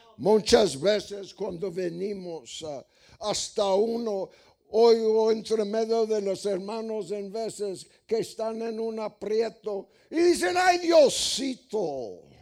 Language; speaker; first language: Spanish; non-native, fluent; English